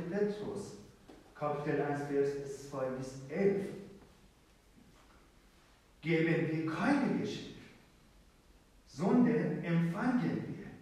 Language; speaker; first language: German; non-native, fluent; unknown